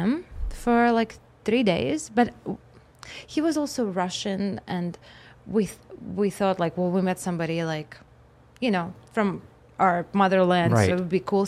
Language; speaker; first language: English; non-native, fluent; Russian